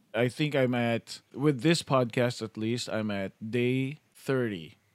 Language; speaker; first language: English; non-native, local second language; Filipino